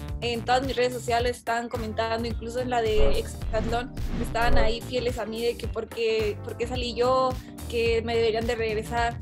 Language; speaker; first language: Spanish; native; Spanish